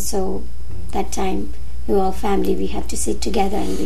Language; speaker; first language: English; non-native, local second language; Nepali